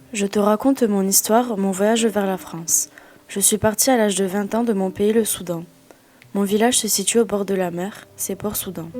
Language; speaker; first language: French; native; French